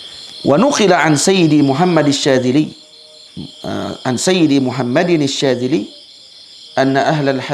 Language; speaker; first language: Arabic; non-native, fluent; Malay